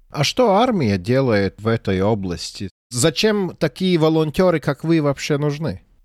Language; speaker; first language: Russian; non-native, local second language; Latvian